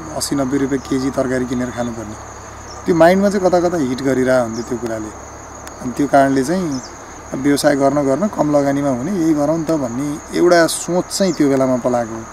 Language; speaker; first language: Nepali; native; Nepali